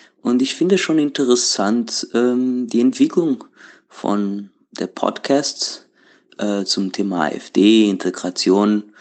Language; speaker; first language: German; non-native, learner; Portuguese